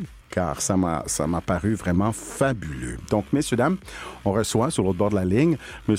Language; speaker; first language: French; non-native, fluent; Spanish